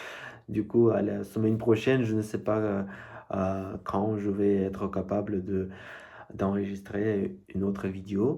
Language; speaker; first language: French; non-native, fluent; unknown